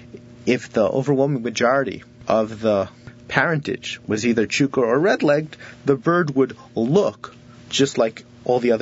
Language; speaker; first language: English; native; English